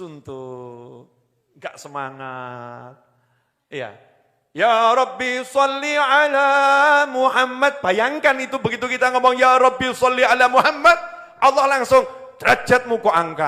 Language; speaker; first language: Indonesian; native; Indonesian